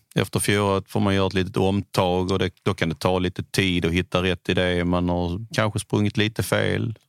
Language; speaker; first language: Swedish; native; Swedish